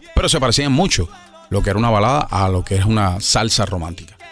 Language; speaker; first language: Spanish; native; Spanish